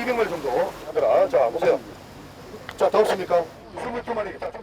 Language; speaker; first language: Korean; native; Korean